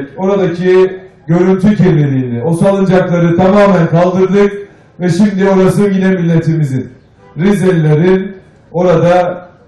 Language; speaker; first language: Turkish; native; Turkish